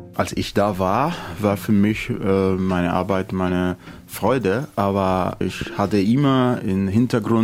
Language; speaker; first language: German; non-native, fluent; Spanish